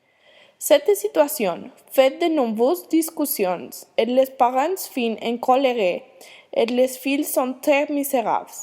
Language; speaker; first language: French; non-native, learner; Spanish